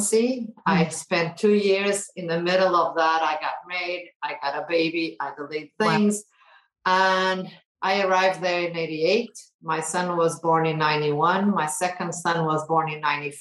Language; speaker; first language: English; non-native, fluent; Portuguese